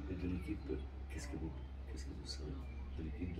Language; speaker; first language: French; non-native, fluent; Romanian